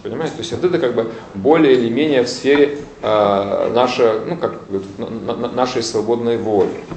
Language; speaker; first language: Russian; native; Russian